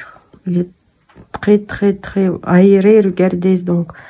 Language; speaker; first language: French; non-native, fluent; Russian